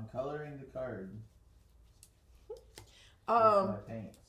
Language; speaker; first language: English; native; English